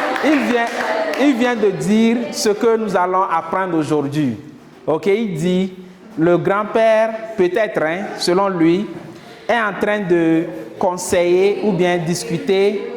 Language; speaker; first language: French; non-native, local second language; Kinyarwanda